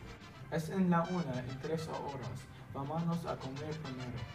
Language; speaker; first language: Spanish; non-native, learner; English